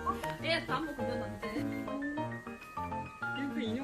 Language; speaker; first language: Korean; native; Korean